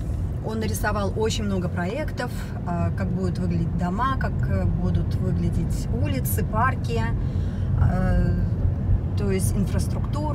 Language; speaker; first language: Russian; native; Russian